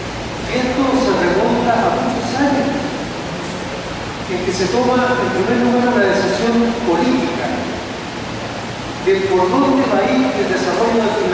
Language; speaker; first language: Spanish; native; Spanish